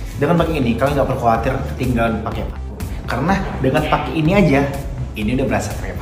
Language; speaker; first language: Indonesian; native; Indonesian